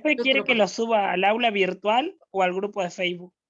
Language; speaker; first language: Spanish; native; Spanish